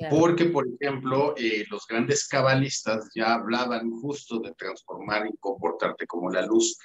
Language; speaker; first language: Spanish; native; Spanish